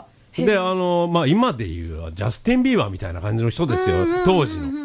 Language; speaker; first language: Japanese; native; Japanese